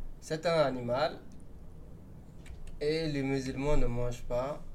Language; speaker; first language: French; non-native, learner; Urdu